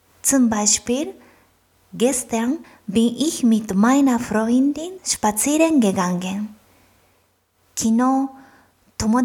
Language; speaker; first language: German; non-native, fluent; Japanese